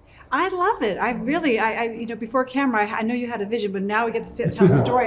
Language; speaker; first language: English; native; English